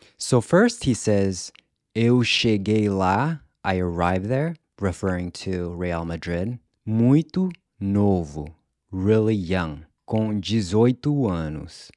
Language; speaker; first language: English; native; English